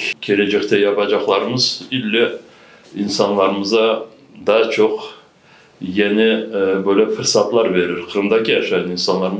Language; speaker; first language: Turkish; non-native, learner; Crimean Tatar